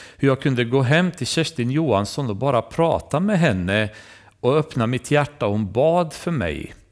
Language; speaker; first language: Swedish; non-native, fluent; Romanian